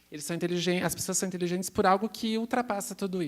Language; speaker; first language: Portuguese; native; Portuguese